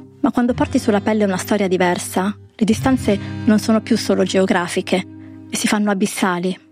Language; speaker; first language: Italian; native; Italian